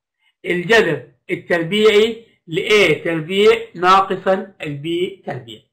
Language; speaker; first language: Arabic; native; Arabic